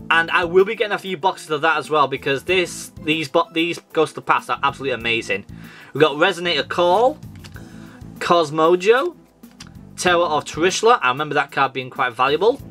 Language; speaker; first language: English; native; English